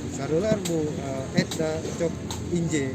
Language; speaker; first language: Turkish; non-native, learner; Indonesian